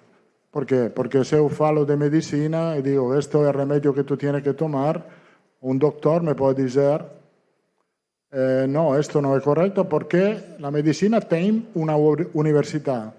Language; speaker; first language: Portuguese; non-native, learner; Italian